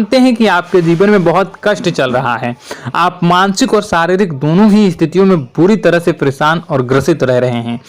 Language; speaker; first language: Hindi; native; Hindi